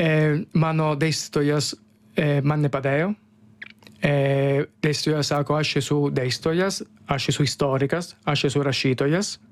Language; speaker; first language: Lithuanian; non-native, learner; Italian